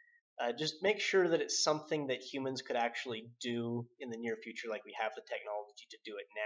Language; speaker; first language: English; native; English